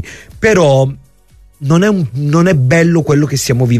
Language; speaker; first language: Italian; native; Italian